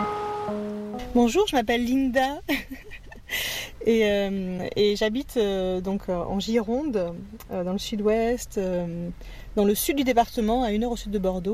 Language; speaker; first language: French; native; French